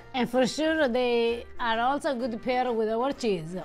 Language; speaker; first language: English; non-native, fluent; Italian